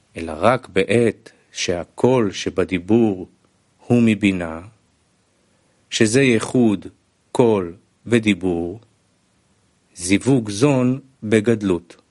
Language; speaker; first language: Hebrew; non-native, fluent; Russian